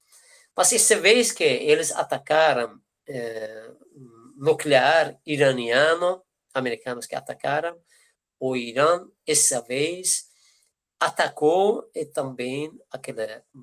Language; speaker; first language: Portuguese; non-native, fluent; Persian